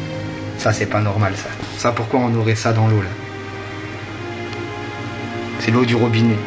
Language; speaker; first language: French; native; French